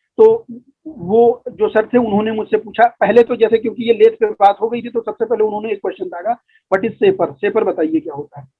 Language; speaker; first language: Hindi; native; Hindi